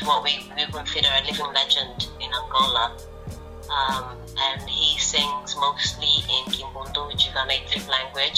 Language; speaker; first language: English; non-native, fluent; Portuguese